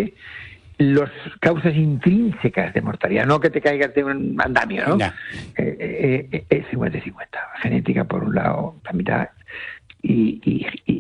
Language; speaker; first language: Spanish; native; Spanish